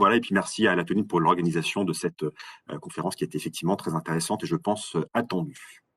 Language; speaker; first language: French; native; French